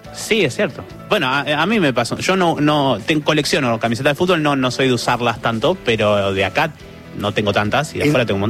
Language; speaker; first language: Spanish; native; Spanish